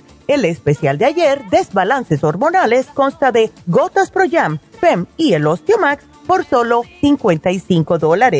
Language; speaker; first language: Spanish; native; Spanish